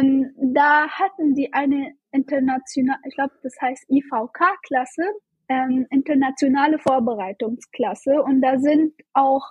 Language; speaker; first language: German; non-native, fluent; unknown